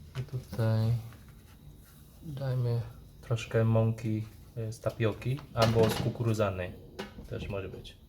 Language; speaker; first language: Polish; non-native, fluent; Vietnamese